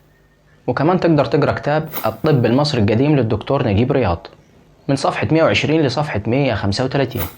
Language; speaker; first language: Arabic; native; Arabic